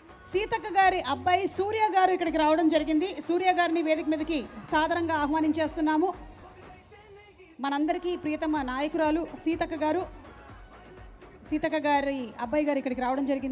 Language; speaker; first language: Telugu; native; Telugu